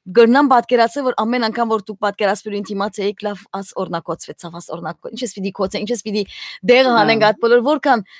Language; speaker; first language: Armenian; native; Armenian